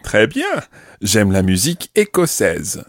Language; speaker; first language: French; non-native, fluent; English